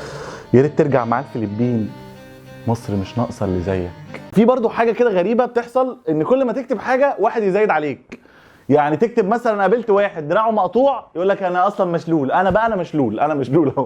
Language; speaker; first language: Arabic; native; Arabic